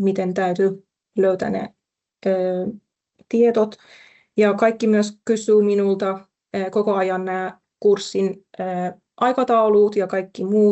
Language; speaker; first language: Finnish; non-native, fluent; Persian